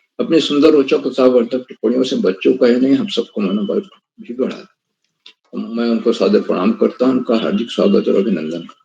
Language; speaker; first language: Hindi; native; Hindi